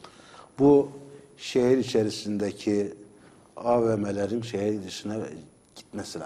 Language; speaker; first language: Turkish; native; Turkish